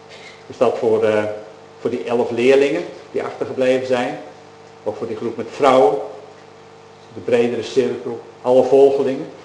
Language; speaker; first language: Dutch; native; Dutch